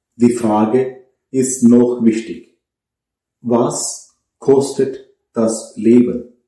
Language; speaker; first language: German; non-native, fluent; Malayalam